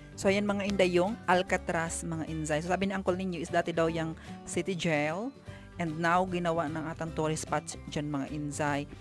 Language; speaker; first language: Filipino; non-native, local second language; Cebuano